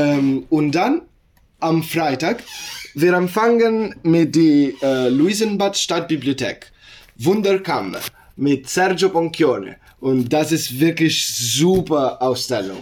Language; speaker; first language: German; non-native, learner; Italian